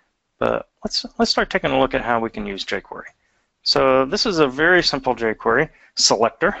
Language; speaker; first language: English; native; English